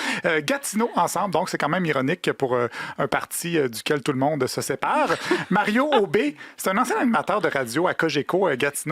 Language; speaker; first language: French; native; French